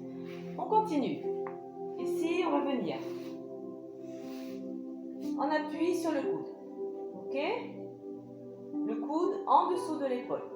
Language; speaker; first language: French; native; French